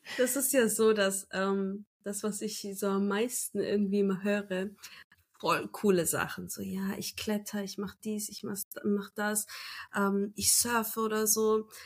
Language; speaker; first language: German; early bilingual, other home language; Turkish